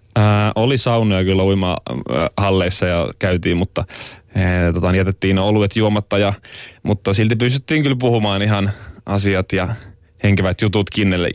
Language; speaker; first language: Finnish; native; Finnish